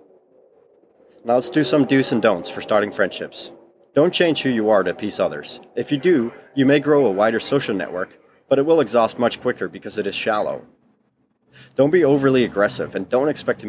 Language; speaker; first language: English; non-native, fluent; Dutch